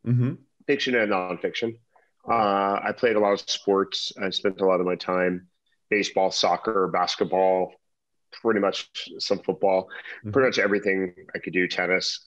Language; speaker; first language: English; native; English